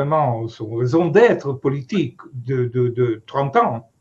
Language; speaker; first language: French; non-native, fluent; Hebrew